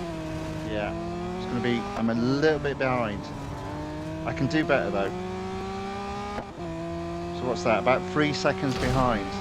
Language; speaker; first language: English; native; English